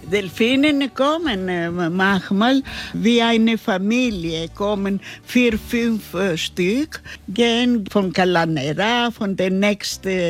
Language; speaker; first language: German; non-native, learner; Greek